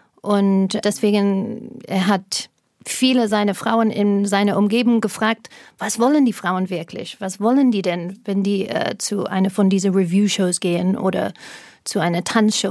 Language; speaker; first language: German; non-native, fluent; English